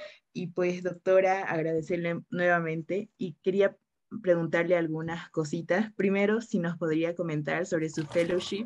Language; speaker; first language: Spanish; native; Spanish